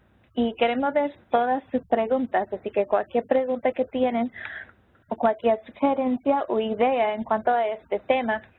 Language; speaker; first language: Spanish; non-native, local second language; English